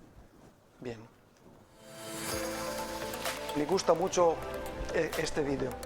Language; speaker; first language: Spanish; non-native, fluent; Italian